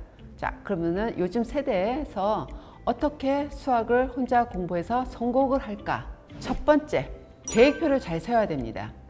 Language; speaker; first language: Korean; native; Korean